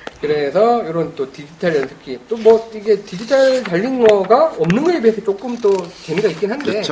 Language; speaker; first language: Korean; native; Korean